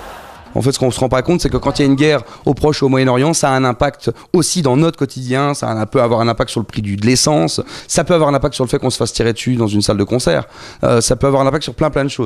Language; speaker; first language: French; native; French